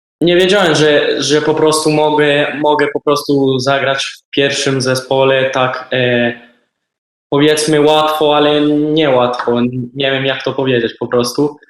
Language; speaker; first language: Polish; early bilingual, heritage; Polish